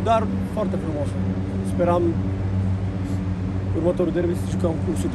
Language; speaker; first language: Romanian; non-native, learner; Macedonian